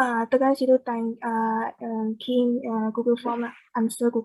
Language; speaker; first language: Malay; native; Malay